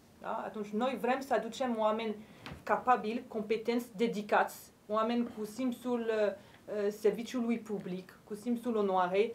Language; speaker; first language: Romanian; non-native, fluent; French